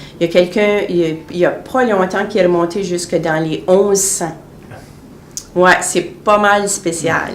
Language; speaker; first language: French; native; French